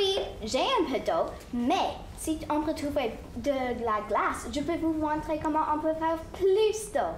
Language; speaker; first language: French; non-native, learner; English